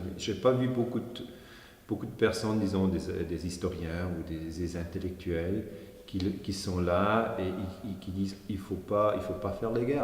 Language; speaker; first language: French; non-native, fluent; German